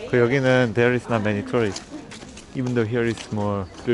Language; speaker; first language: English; non-native, learner; Korean